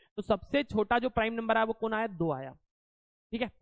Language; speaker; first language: Hindi; native; Hindi